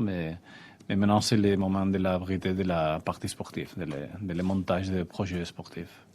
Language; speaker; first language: French; non-native, fluent; Spanish